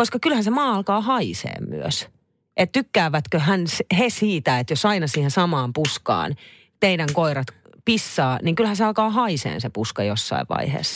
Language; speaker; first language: Finnish; native; Finnish